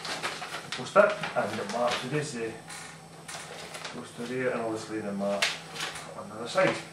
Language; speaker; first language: English; native; English